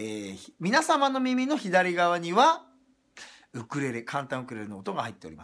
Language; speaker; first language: Japanese; native; Japanese